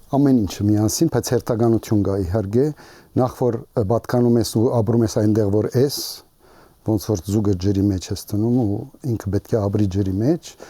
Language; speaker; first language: Armenian; early bilingual, heritage; Armenian